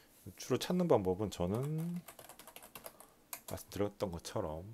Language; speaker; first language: Korean; native; Korean